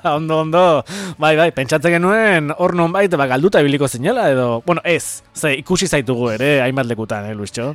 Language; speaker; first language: Basque; native; Basque